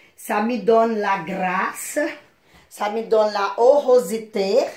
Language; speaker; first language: French; non-native, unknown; Portuguese